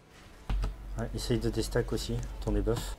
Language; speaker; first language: French; native; French